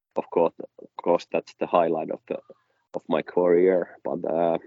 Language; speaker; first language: English; non-native, fluent; Finnish